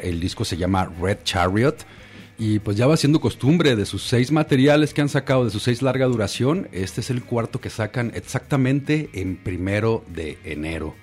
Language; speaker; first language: Spanish; native; Spanish